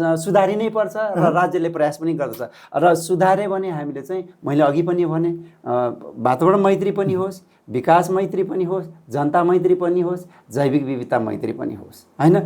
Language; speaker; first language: Nepali; non-native, local second language; Rana Tharu